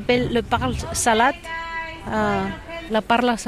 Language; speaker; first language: French; non-native, learner; Catalan